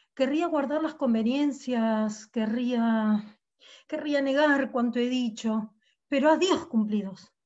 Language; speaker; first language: Spanish; native; Spanish